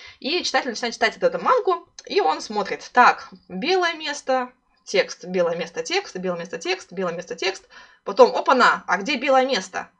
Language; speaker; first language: Russian; native; Russian